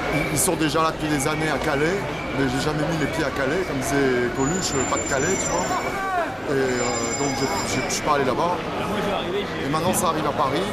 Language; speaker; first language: French; native; French